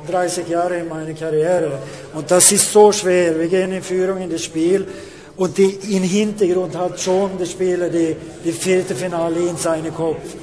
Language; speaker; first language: German; non-native, learner; Swedish